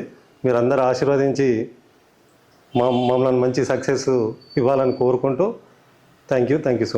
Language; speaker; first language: Telugu; native; Telugu